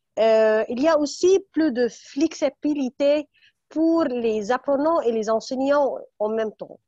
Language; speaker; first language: French; non-native, fluent; Arabic